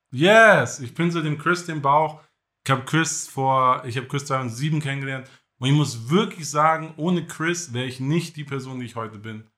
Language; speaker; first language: German; native; German